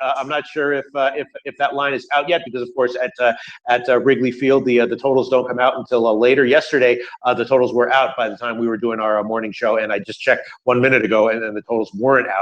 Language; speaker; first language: English; native; English